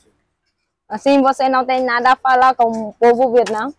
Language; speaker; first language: Portuguese; non-native, learner; Vietnamese